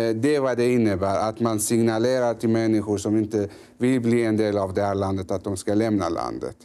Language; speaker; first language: Swedish; early bilingual, other home language; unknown